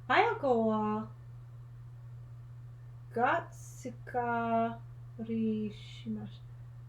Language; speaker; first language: Japanese; non-native, learner; English